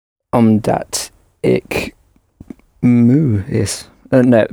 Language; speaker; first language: Dutch; non-native, learner; English